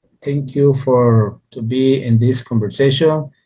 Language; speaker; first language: English; non-native, learner; Spanish